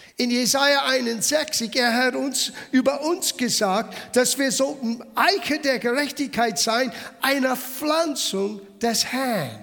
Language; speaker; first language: German; non-native, fluent; English